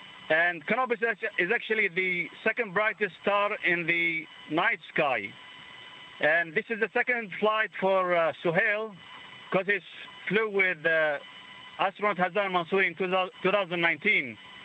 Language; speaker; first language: English; non-native, fluent; Arabic